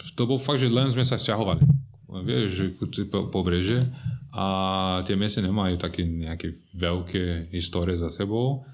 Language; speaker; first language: Slovak; non-native, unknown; Portuguese